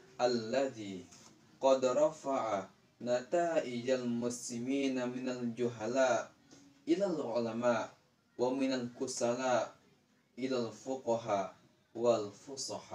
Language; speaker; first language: Arabic; non-native, learner; Indonesian